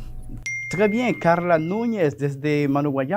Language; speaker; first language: Spanish; non-native, fluent; French